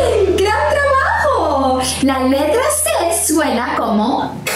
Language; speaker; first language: Spanish; non-native, fluent; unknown